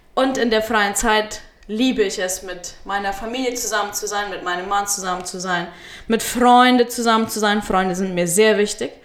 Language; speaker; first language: German; early bilingual, heritage; Spanish